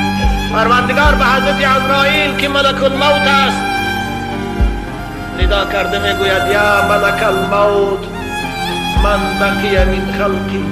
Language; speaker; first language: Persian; native; Persian